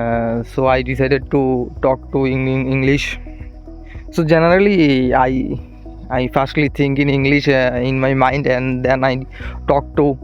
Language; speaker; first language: English; non-native, learner; Hindi